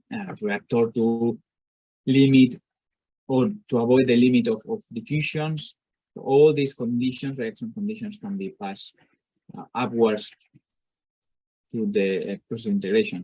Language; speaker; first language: English; non-native, fluent; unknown